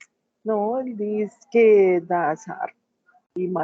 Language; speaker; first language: Portuguese; non-native, learner; Spanish